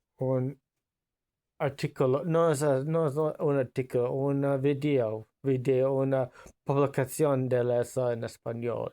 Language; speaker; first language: Spanish; non-native, learner; English